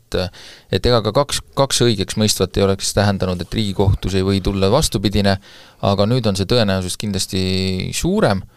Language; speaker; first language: Estonian; native; Estonian